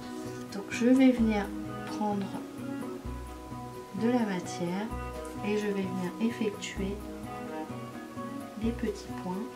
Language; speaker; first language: French; native; French